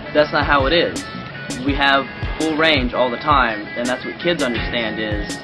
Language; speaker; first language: English; native; English